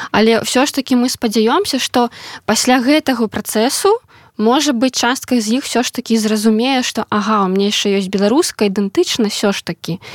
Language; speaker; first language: Belarusian; non-native, local second language; Russian